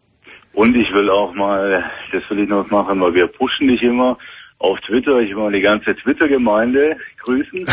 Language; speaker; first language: German; native; German